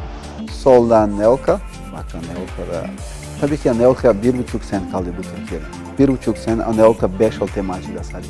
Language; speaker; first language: Turkish; non-native, learner; Portuguese